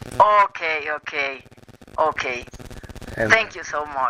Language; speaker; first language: English; non-native, learner; Spanish